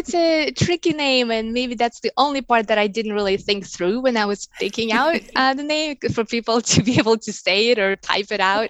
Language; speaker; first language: English; non-native, fluent; Russian